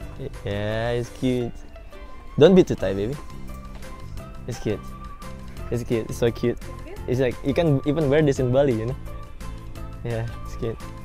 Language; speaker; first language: English; non-native, fluent; Indonesian